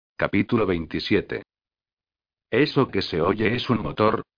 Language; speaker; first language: Spanish; native; Spanish